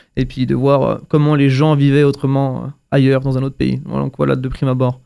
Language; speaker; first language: French; native; French